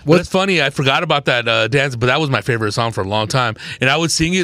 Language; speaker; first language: English; early bilingual, other home language; Spanish